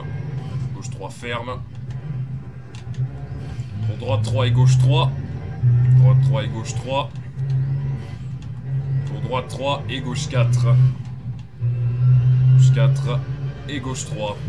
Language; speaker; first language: French; native; French